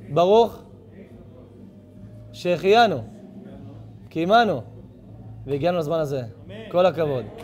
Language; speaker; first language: Russian; non-native, learner; Hebrew